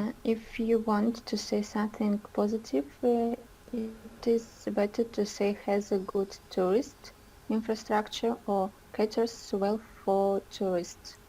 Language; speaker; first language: English; non-native, learner; Russian